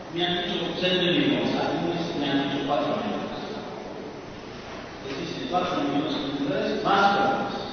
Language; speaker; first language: Spanish; non-native, fluent; Persian